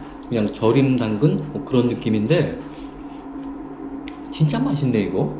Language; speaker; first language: Korean; native; Korean